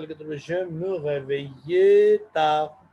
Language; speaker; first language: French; non-native, fluent; Urdu